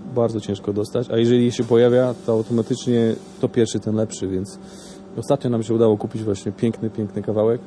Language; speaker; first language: Polish; native; Polish